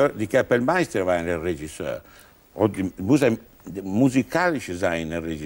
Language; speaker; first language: German; non-native, learner; Italian